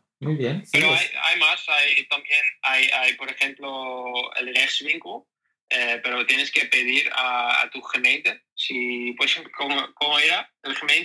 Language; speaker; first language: Spanish; non-native, learner; Dutch